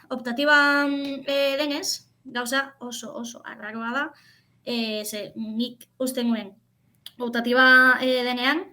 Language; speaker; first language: Basque; non-native, fluent; Catalan